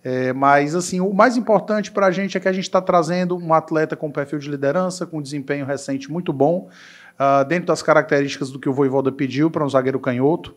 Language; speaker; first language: Portuguese; native; Portuguese